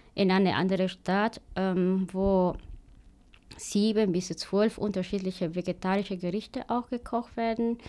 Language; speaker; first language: German; non-native, fluent; Spanish